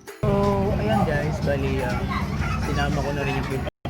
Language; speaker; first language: Filipino; native; Filipino